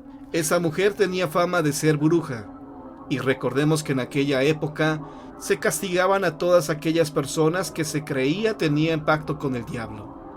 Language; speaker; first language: Spanish; native; Spanish